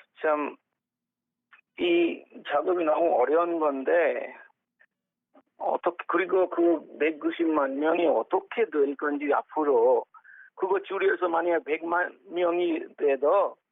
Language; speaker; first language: Korean; non-native, fluent; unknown